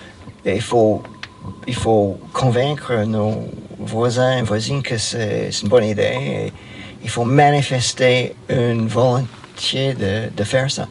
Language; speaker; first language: French; non-native, fluent; English